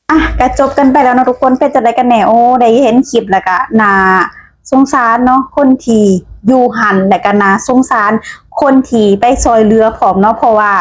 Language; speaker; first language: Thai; non-native, local second language; Lao